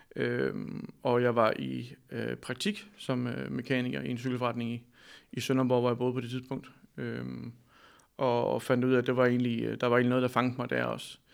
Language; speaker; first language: Danish; native; Danish